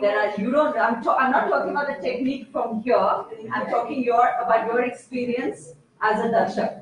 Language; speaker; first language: English; native; English